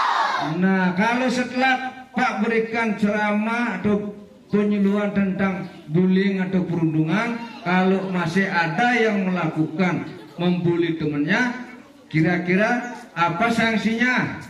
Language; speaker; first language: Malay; non-native, local second language; Balinese